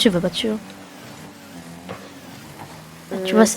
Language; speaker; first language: French; native; French